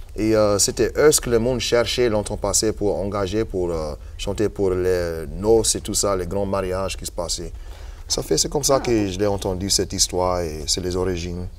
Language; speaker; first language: French; non-native, local second language; English